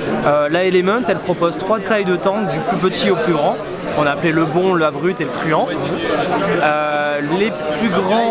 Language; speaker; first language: French; native; French